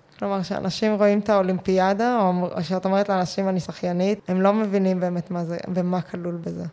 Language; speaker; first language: Hebrew; native; Hebrew